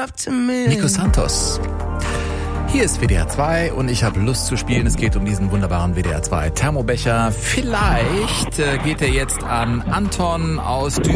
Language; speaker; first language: German; native; German